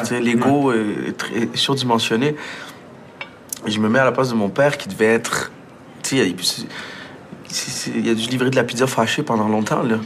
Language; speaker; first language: French; early bilingual, other home language; Arabic